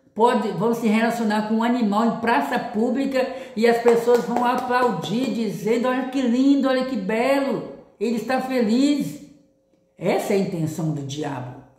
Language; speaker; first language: Portuguese; native; Portuguese